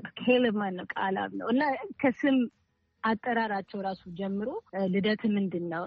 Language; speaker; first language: Amharic; native; Amharic